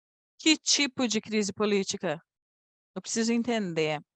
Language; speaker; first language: Portuguese; non-native, fluent; Polish